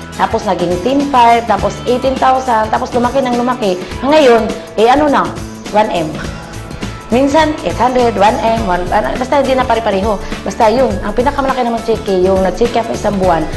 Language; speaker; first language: Filipino; non-native, local second language; Cebuano